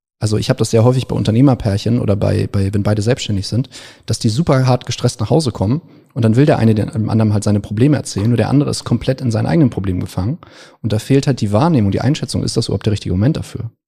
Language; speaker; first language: German; native; German